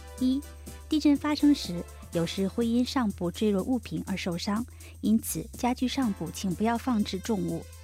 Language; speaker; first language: Chinese; native; Chinese